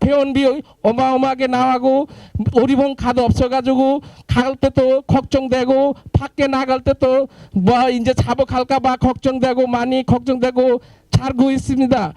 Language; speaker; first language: Korean; non-native, learner; Bangla